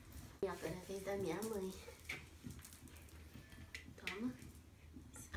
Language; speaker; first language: Portuguese; native; Portuguese